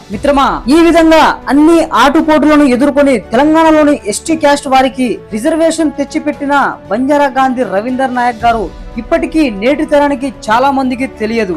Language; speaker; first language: Telugu; non-native, local second language; Lambadi